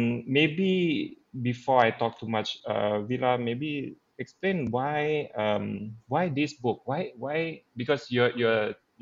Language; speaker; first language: English; non-native, local second language; Malay